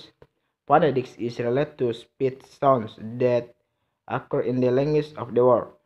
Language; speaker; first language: English; non-native, learner; Indonesian